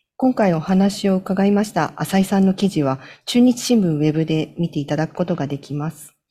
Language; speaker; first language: Japanese; native; Japanese